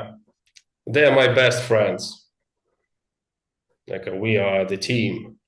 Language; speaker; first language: English; non-native, learner; Russian